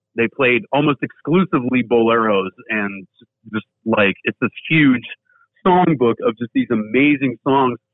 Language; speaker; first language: English; native; English